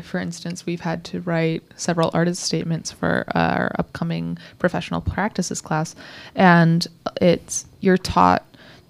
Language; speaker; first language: English; native; English